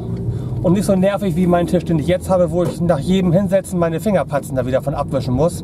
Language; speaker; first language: German; native; German